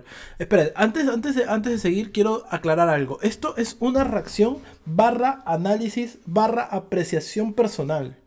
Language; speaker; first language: Spanish; native; Spanish